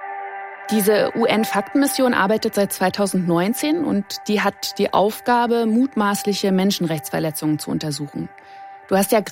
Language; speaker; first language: German; native; German